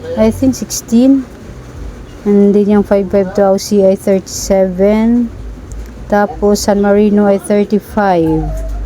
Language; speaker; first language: Filipino; non-native, local second language; Cebuano